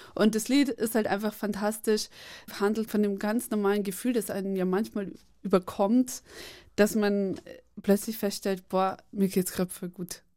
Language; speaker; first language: German; native; German